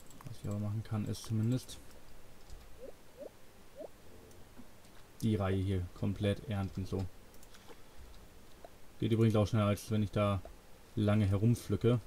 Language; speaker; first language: German; native; German